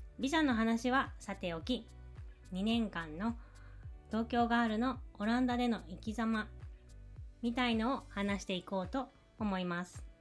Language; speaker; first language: Japanese; native; Japanese